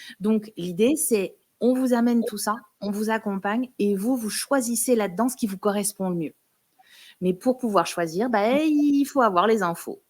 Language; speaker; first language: French; native; French